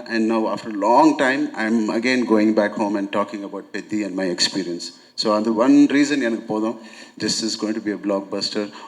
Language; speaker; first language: Tamil; non-native, local second language; Telugu